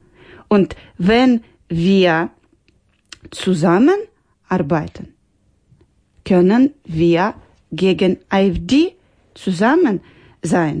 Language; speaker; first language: German; non-native, learner; Ukrainian